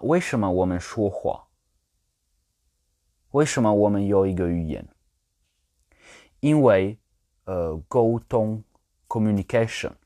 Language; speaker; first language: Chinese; non-native, learner; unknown